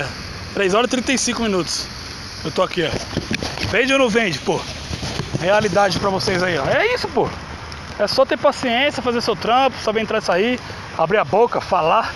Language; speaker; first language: Portuguese; native; Portuguese